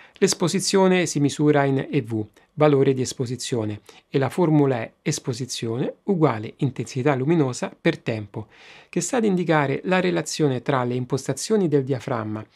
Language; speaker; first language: Italian; native; Italian